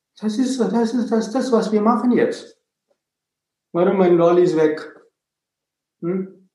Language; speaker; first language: German; non-native, fluent; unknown